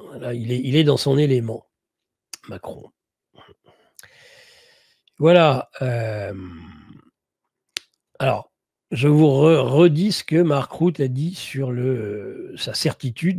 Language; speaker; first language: French; native; French